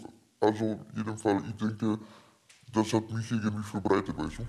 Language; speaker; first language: German; non-native, fluent; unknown